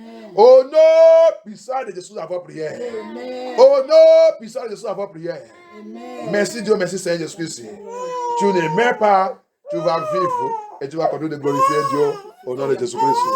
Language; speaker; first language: French; non-native, learner; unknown